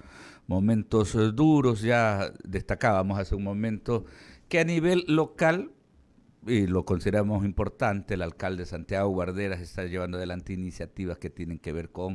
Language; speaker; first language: Spanish; native; Spanish